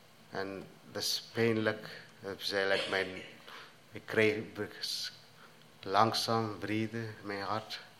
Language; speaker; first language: Dutch; non-native, learner; Tamil